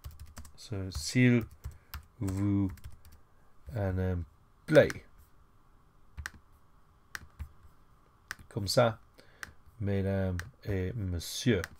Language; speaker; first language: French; non-native, fluent; English